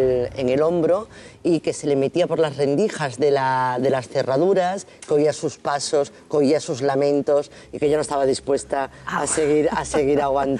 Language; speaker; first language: Spanish; native; Spanish